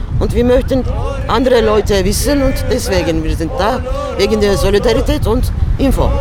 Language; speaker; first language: German; non-native, learner; Turkish